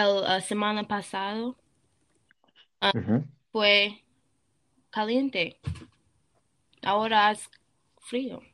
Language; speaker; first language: Spanish; non-native, learner; English